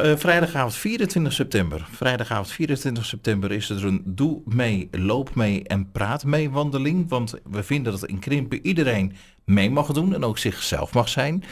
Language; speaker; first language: Dutch; native; Dutch